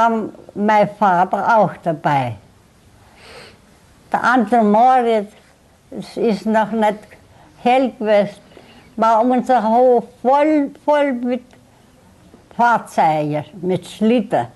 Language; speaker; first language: German; early bilingual, heritage; German